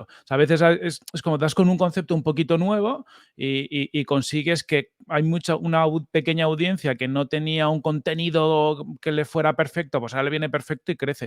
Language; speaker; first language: Spanish; native; Spanish